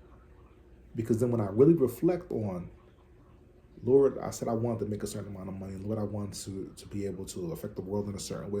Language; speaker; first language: English; native; English